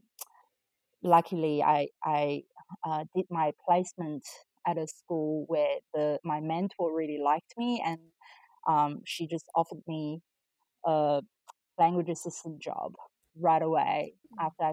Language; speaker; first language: English; non-native, fluent; Chinese